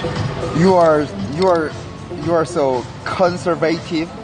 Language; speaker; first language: English; non-native, learner; Korean